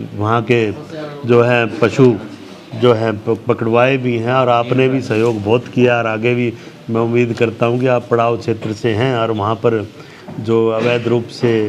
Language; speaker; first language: Hindi; native; Hindi